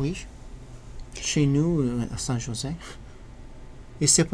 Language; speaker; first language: French; non-native, learner; English